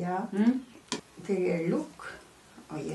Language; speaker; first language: Swedish; early bilingual, heritage; Swedish